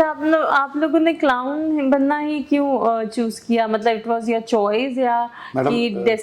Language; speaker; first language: Hindi; native; Hindi